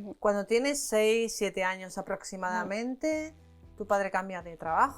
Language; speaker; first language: Spanish; native; Spanish